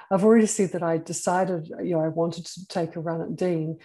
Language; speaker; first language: English; native; English